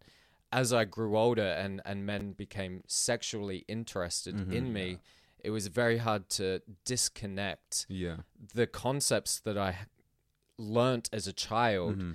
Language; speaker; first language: English; non-native, local second language; Filipino